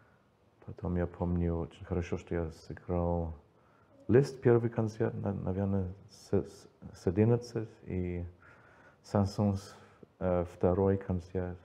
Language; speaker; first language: Russian; non-native, learner; English